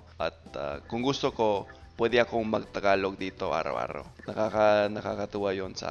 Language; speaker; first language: Filipino; non-native, fluent; English